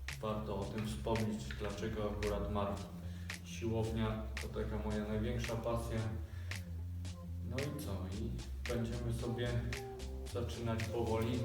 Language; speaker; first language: Polish; native; Polish